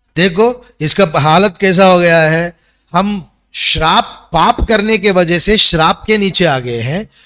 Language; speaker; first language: Hindi; non-native, local second language; Telugu